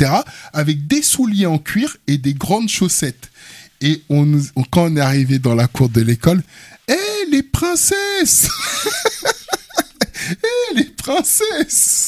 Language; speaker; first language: French; early bilingual, other home language; Wolof